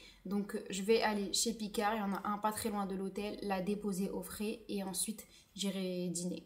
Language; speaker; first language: French; native; French